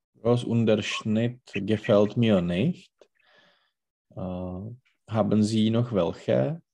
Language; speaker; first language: German; non-native, learner; Czech